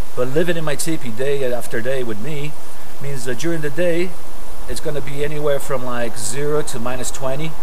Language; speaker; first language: English; non-native, fluent; Portuguese